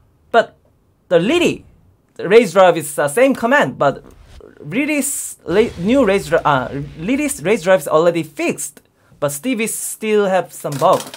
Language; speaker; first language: English; non-native, learner; Korean